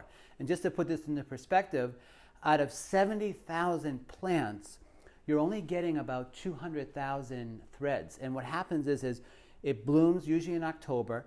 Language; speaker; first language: English; native; English